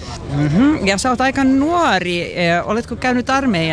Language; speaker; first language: Finnish; non-native, local second language; Swedish